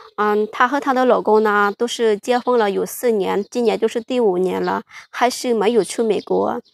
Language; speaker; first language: Chinese; non-native, fluent; Hmong